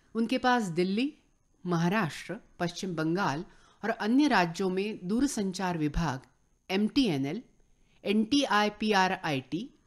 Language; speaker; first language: Hindi; non-native, local second language; Marathi